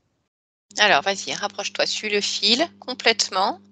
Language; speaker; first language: French; native; French